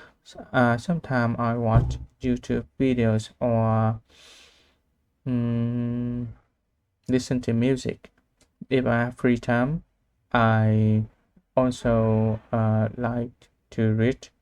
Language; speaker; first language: English; non-native, learner; Vietnamese